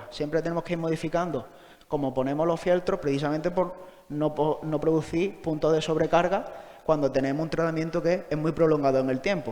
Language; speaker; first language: Spanish; native; Spanish